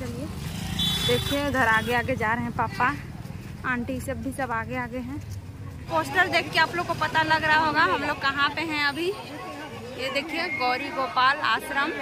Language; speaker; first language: Hindi; native; Hindi